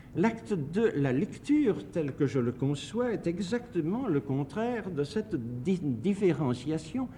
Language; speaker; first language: French; native; French